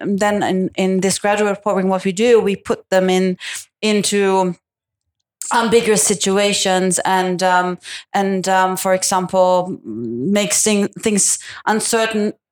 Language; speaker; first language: English; non-native, fluent; Italian